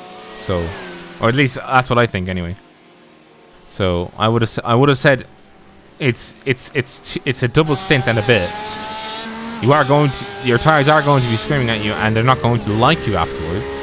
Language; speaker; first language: English; native; English